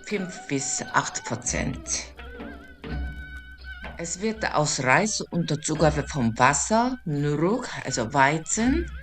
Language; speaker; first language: German; non-native, fluent; Korean